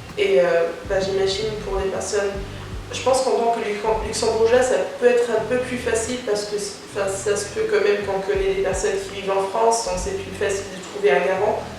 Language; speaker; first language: French; non-native, local second language; Luxembourgish